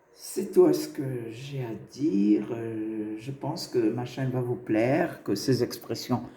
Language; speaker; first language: French; non-native, local second language; Arabic